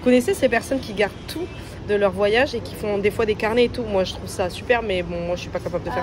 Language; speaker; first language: French; native; French